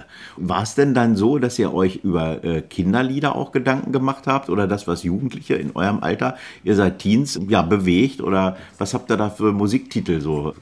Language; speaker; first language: German; native; German